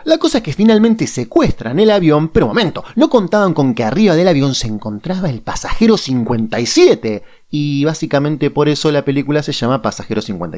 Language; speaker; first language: Spanish; native; Spanish